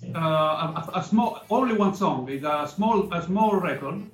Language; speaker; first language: English; non-native, learner; Italian